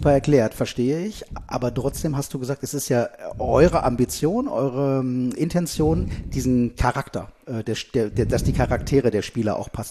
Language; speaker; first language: German; native; German